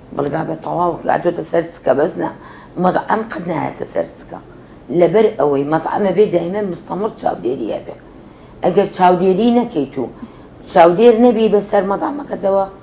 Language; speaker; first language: Central Kurdish; native; Central Kurdish